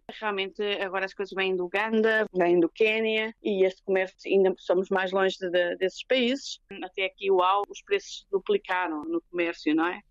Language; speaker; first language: Portuguese; native; Portuguese